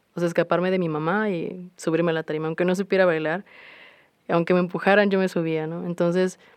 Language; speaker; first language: Spanish; native; Spanish